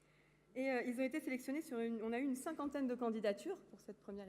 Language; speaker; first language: French; native; French